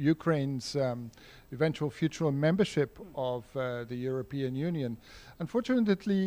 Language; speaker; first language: English; non-native, fluent; Portuguese